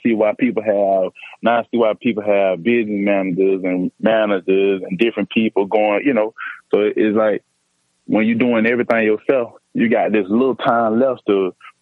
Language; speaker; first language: English; native; English